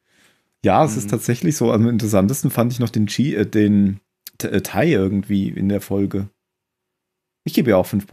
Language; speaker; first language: German; native; German